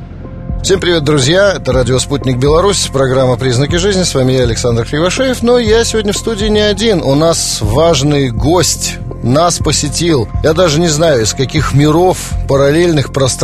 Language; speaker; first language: Russian; native; Russian